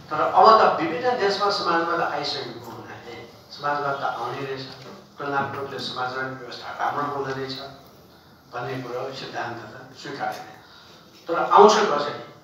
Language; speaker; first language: Nepali; non-native, local second language; Newari